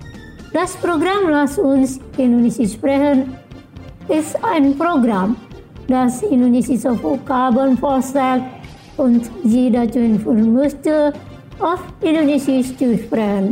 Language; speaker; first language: German; non-native, fluent; Indonesian